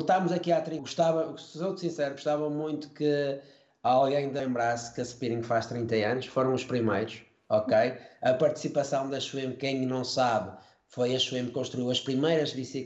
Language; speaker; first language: Portuguese; native; Portuguese